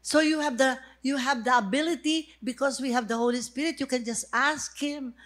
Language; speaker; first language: English; non-native, local second language; Filipino